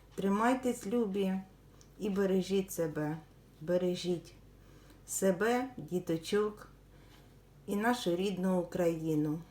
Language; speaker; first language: Ukrainian; native; Ukrainian